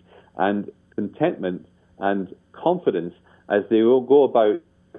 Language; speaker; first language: English; native; English